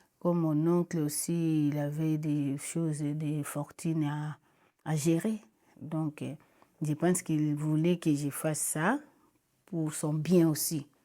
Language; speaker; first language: French; non-native, local second language; Lingala